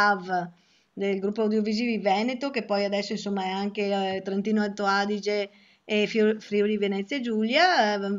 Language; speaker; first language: Italian; native; Italian